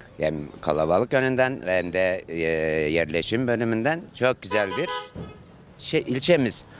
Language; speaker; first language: Turkish; native; Turkish